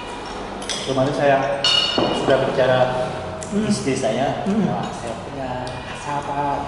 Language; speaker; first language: Indonesian; non-native, learner; Korean